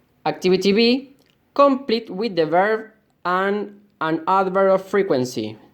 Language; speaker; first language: English; non-native, fluent; Spanish